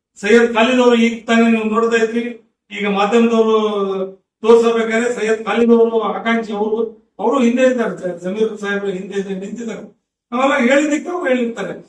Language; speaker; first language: Kannada; non-native, local second language; Urdu